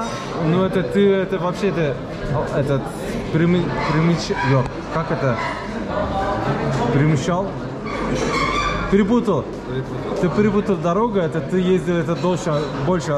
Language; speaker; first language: Russian; non-native, learner; Turkish